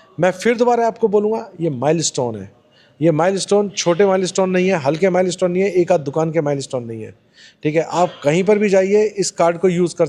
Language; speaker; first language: Hindi; native; Hindi